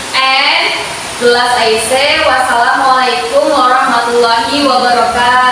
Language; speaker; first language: English; non-native, learner; Indonesian